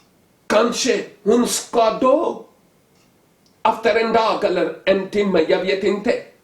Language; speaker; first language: Swedish; non-native, learner; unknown